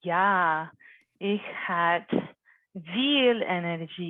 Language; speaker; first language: German; non-native, learner; English